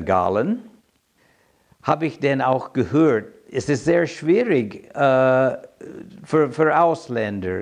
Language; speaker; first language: German; non-native, fluent; English